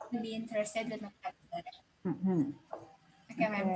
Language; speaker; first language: English; non-native, learner; Indonesian